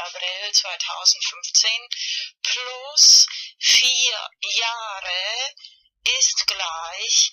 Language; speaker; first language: German; non-native, fluent; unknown